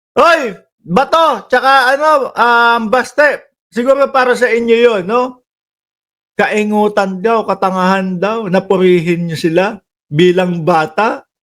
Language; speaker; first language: Filipino; native; Filipino